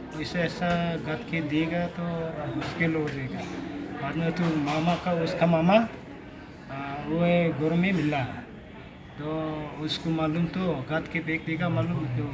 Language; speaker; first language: Hindi; non-native, local second language; Khasi